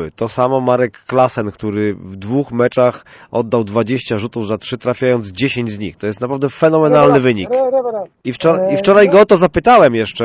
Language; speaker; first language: Polish; native; Polish